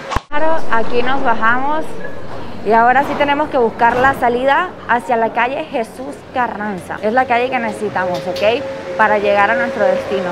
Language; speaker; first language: Spanish; native; Spanish